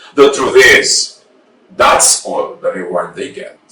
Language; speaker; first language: English; non-native, local second language; Filipino